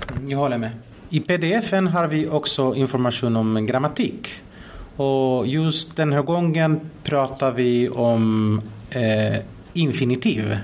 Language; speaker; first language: Swedish; non-native, fluent; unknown